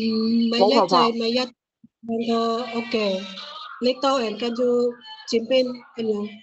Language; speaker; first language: Cantonese; non-native, learner; Indonesian